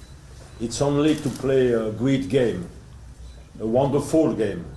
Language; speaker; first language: English; non-native, learner; French